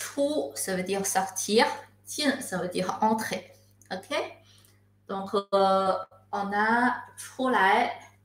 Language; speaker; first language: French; non-native, fluent; Chinese